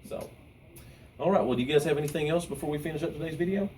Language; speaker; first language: English; native; English